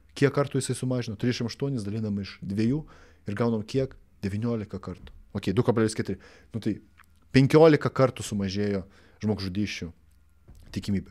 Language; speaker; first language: Lithuanian; non-native, local second language; Russian